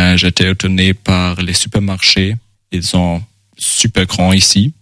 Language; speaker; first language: French; non-native, fluent; German